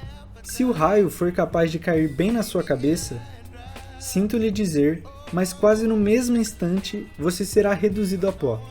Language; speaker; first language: Portuguese; native; Portuguese